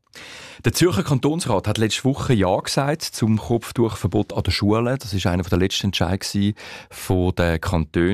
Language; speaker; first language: German; native; German